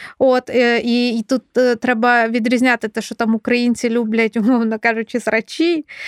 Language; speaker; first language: Ukrainian; non-native, local second language; Russian